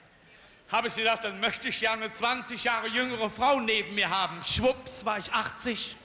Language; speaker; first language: German; native; German